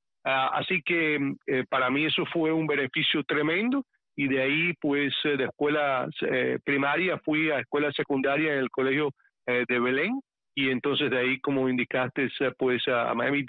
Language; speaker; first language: Spanish; early bilingual, heritage; Spanish